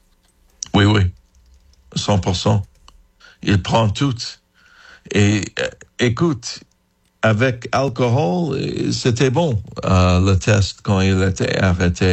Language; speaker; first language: French; non-native, fluent; English